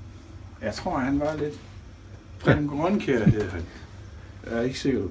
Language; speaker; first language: Danish; native; Danish